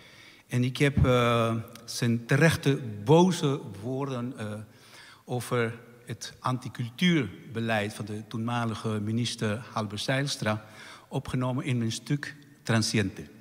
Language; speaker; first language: Dutch; non-native, fluent; Spanish